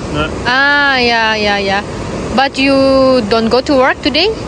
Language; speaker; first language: English; non-native, learner; Indonesian